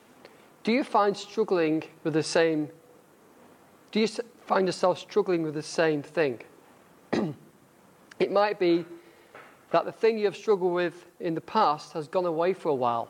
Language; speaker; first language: English; native; English